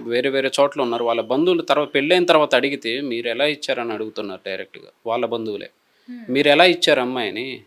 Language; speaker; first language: Telugu; native; Telugu